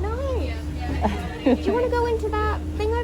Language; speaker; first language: English; native; English